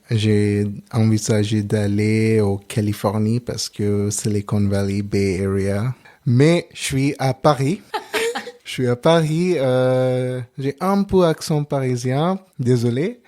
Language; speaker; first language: French; non-native, learner; Telugu